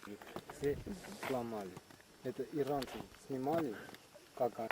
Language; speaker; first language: Russian; non-native, local second language; Armenian